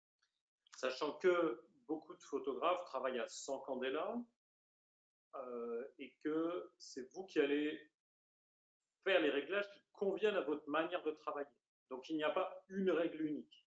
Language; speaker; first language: French; native; French